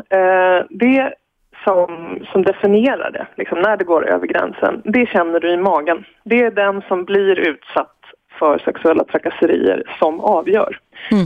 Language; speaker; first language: Swedish; native; Swedish